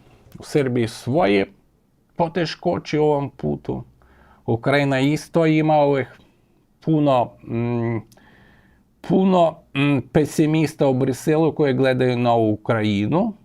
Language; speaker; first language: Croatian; non-native, fluent; Ukrainian